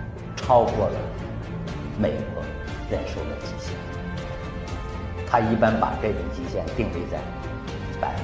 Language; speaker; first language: Chinese; native; Chinese